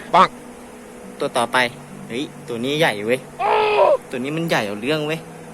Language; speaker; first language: Thai; native; Thai